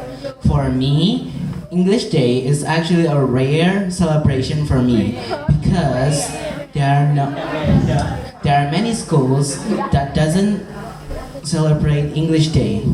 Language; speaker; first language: English; non-native, fluent; Indonesian